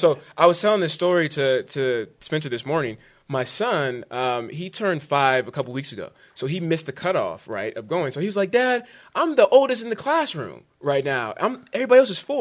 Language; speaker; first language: English; native; English